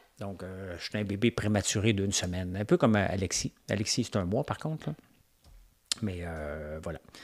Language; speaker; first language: French; native; French